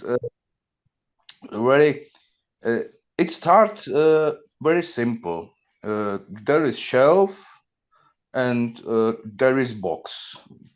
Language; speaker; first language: English; non-native, learner; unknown